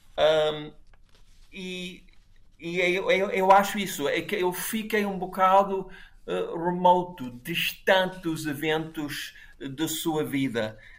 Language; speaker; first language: Portuguese; non-native, fluent; English